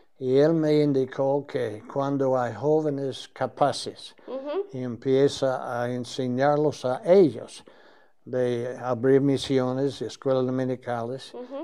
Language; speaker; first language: Spanish; non-native, fluent; English